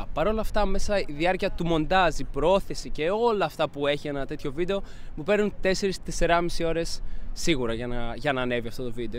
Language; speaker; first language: Greek; native; Greek